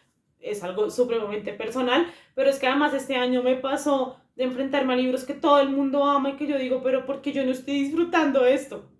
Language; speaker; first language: Spanish; native; Spanish